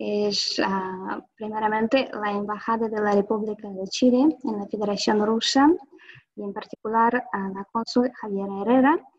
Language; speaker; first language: Spanish; non-native, fluent; Russian